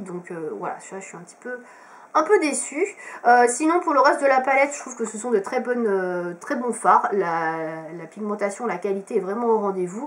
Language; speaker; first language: French; native; French